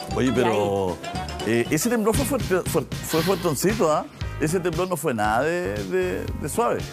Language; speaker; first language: Spanish; native; Spanish